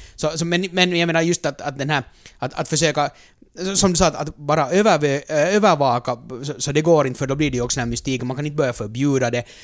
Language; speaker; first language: Swedish; native; Swedish